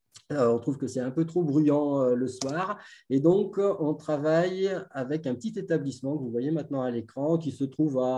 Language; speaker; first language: French; native; French